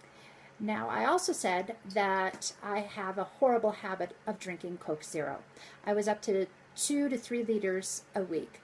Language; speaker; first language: English; native; English